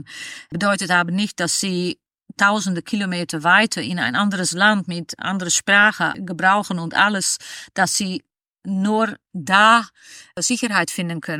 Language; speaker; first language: German; non-native, fluent; Dutch